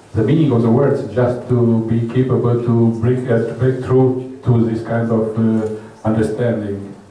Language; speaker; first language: English; non-native, learner; Romanian